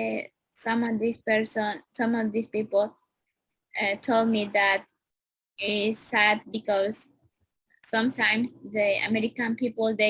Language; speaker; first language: English; non-native, learner; Spanish